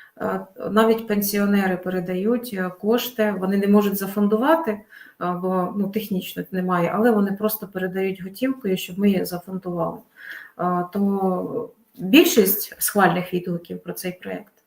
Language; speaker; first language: Ukrainian; native; Ukrainian